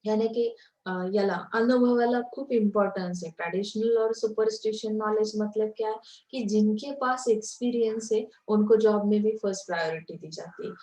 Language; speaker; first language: Hindi; non-native, local second language; Marathi